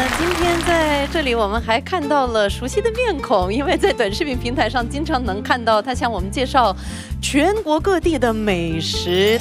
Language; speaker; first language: Chinese; non-native, fluent; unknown